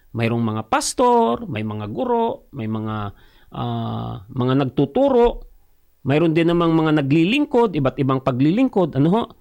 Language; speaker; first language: Filipino; non-native, local second language; Cebuano